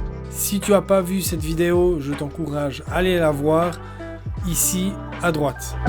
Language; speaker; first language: French; native; French